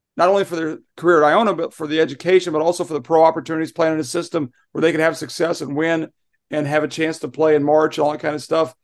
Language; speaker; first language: English; native; English